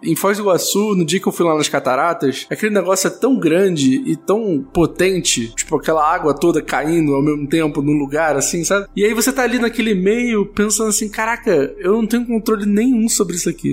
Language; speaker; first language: Portuguese; native; Portuguese